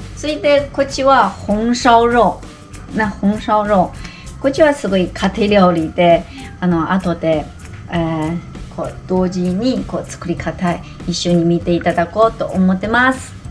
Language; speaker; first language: Japanese; non-native, fluent; Chinese